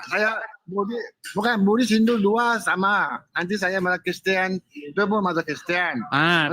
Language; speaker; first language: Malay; non-native, local second language; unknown